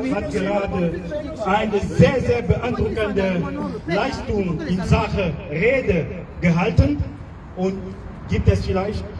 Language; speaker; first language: German; non-native, fluent; French